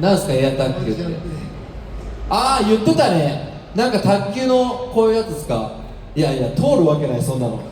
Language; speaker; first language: Japanese; native; Japanese